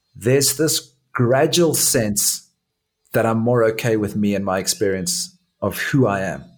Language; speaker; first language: English; native; English